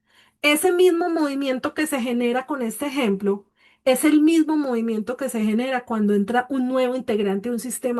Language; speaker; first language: Spanish; native; Spanish